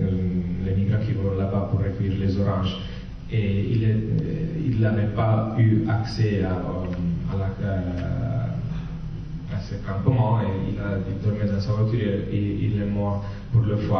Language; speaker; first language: French; non-native, fluent; Italian